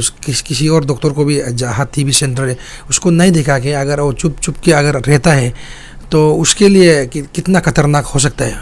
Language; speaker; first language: Hindi; non-native, local second language; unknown